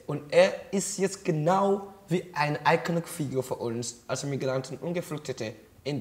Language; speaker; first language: German; non-native, learner; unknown